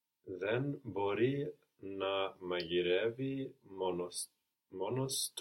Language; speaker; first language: Greek; non-native, learner; English